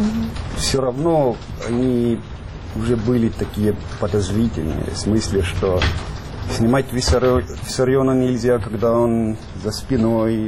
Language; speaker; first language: Russian; non-native, fluent; Estonian